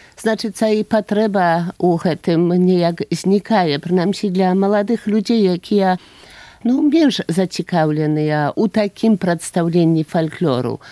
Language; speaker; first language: Belarusian; native; Belarusian